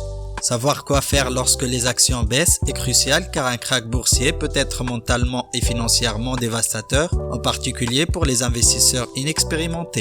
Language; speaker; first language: French; native; French